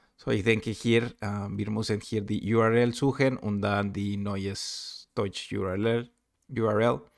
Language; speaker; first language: German; non-native, learner; Spanish